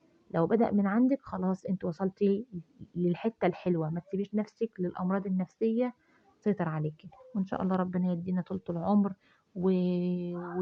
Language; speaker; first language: Arabic; native; Arabic